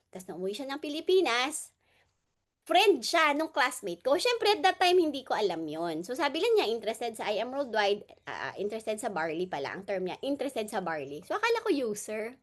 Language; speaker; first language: Filipino; non-native, local second language; Hiligaynon